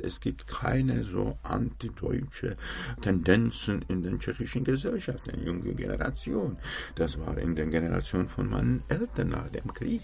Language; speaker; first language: German; non-native, fluent; Czech